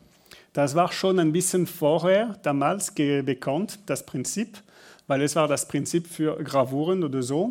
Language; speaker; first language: German; non-native, learner; French